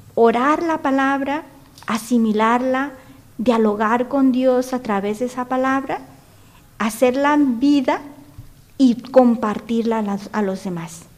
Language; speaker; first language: Spanish; native; Spanish